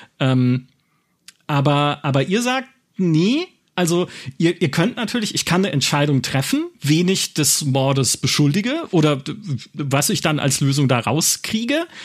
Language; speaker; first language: German; native; German